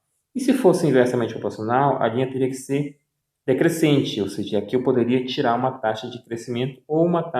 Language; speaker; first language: Portuguese; native; Portuguese